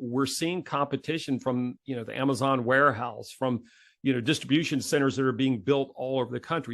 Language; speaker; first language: English; native; English